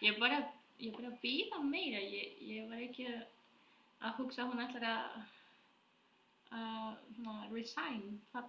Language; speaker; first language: Icelandic; non-native, learner; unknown